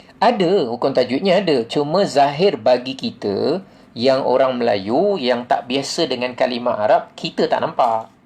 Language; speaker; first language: Malay; native; Malay